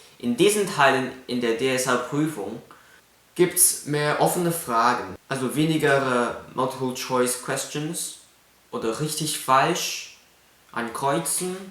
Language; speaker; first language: German; non-native, fluent; Cantonese